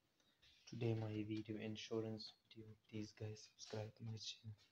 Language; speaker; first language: English; non-native, learner; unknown